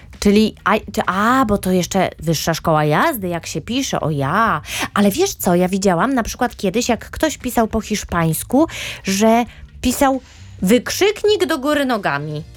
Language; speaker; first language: Polish; native; Polish